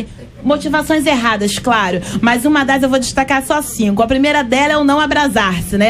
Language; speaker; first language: Portuguese; native; Portuguese